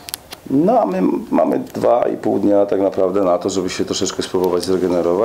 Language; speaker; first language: Polish; native; Polish